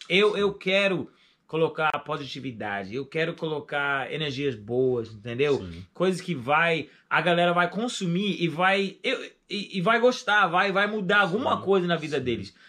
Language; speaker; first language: Portuguese; non-native, fluent; English